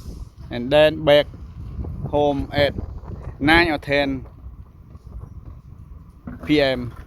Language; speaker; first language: English; non-native, learner; Khmer